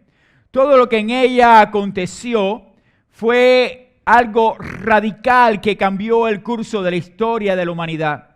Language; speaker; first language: Spanish; native; Spanish